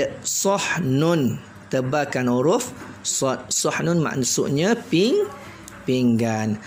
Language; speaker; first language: Malay; native; Malay